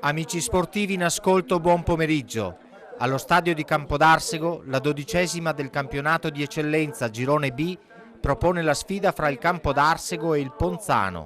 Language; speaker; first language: Italian; native; Italian